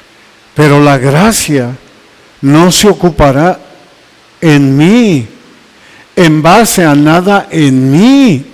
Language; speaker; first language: Spanish; native; Spanish